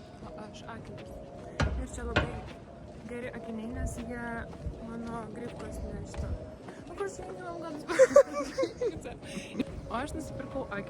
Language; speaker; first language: Lithuanian; non-native, local second language; Russian